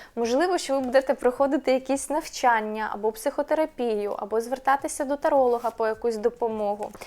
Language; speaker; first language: Ukrainian; non-native, local second language; Russian